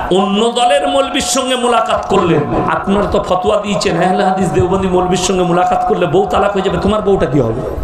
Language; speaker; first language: Bangla; native; Bangla